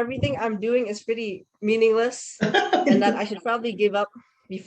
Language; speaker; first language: English; non-native, fluent; Indonesian